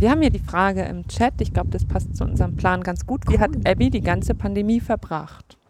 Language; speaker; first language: German; native; German